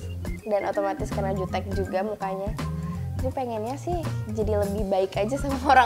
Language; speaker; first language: Indonesian; native; Indonesian